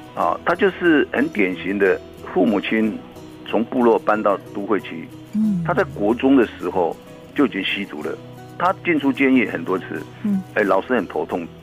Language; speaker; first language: Chinese; native; Chinese